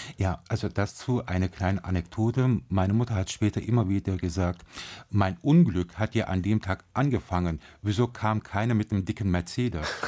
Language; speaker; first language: German; early bilingual, other home language; Turkish